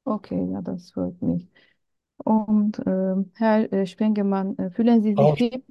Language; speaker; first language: German; non-native, learner; Turkish